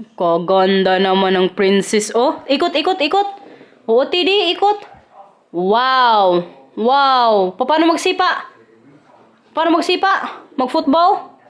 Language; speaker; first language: Filipino; non-native, local second language; Waray